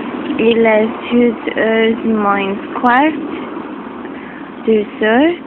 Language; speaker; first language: French; non-native, learner; English